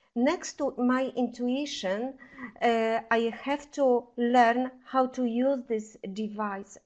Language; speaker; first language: English; non-native, fluent; Polish